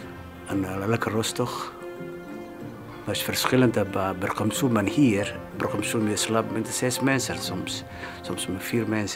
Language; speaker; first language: Dutch; non-native, learner; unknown